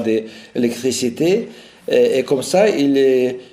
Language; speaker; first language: French; non-native, fluent; Russian